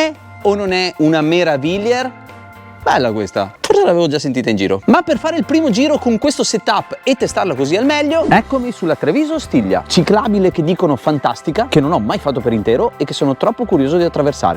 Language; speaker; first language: Italian; native; Italian